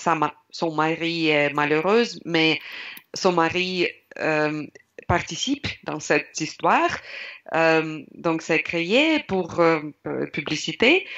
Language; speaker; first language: French; non-native, learner; Russian